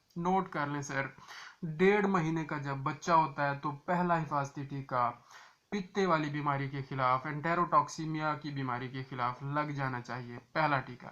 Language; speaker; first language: Urdu; non-native, local second language; Punjabi